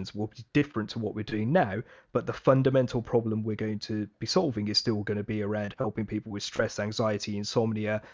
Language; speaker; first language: English; early bilingual, other home language; Hindi